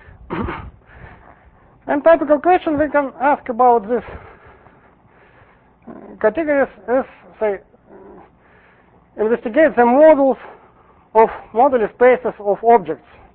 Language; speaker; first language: English; non-native, fluent; Russian